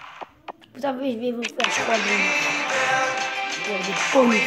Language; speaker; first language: French; non-native, local second language; Arabic